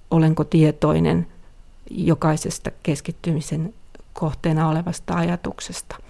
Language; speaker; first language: Finnish; native; Finnish